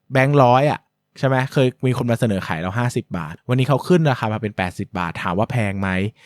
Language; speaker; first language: Thai; native; Thai